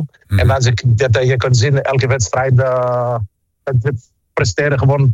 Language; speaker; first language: Dutch; non-native, fluent; Greek